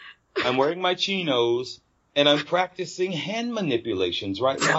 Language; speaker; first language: English; native; English